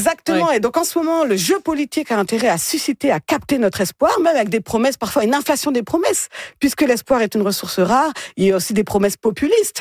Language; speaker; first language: French; native; French